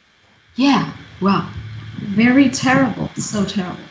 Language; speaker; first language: English; non-native, learner; Vietnamese